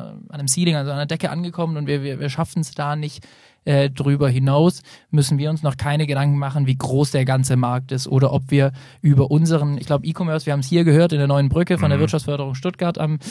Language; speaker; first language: German; native; German